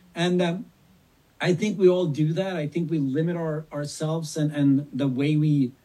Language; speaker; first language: English; non-native, fluent; Swedish